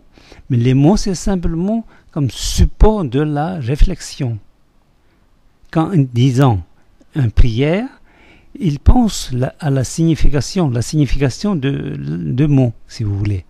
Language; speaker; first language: French; non-native, fluent; Tibetan